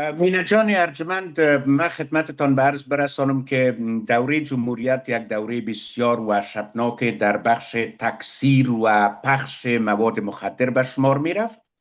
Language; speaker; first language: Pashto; non-native, local second language; Persian